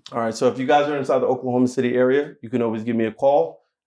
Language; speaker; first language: English; native; English